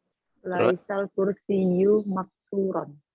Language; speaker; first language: Arabic; non-native, learner; Indonesian